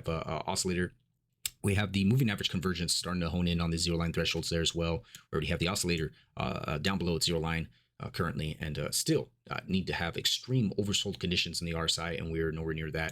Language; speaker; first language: English; native; English